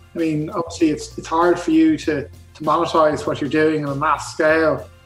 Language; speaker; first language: English; native; English